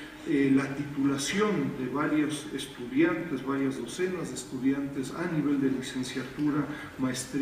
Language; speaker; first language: Spanish; native; Spanish